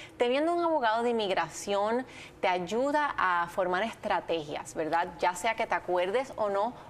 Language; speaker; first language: Spanish; native; Spanish